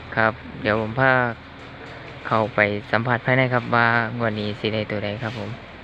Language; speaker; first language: Thai; native; Thai